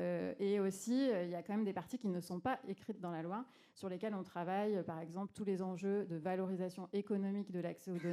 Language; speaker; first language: French; native; French